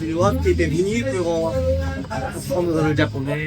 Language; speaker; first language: French; non-native, learner; Japanese